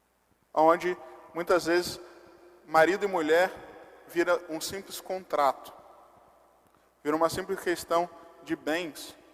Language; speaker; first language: Portuguese; native; Portuguese